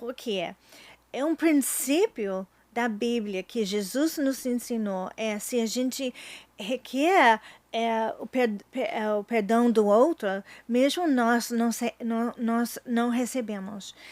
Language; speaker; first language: Portuguese; non-native, fluent; English